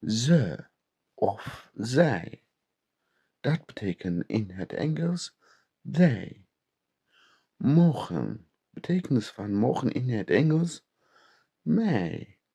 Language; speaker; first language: Dutch; non-native, learner; Turkish